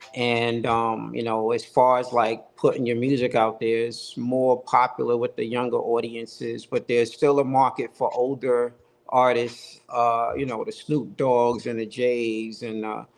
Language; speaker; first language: English; native; English